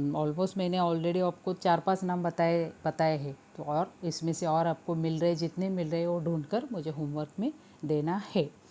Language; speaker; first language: Hindi; non-native, local second language; Marathi